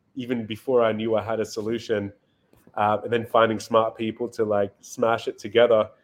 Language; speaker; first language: English; native; English